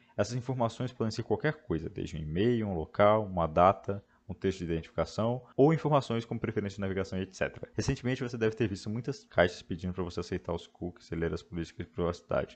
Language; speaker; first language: Portuguese; native; Portuguese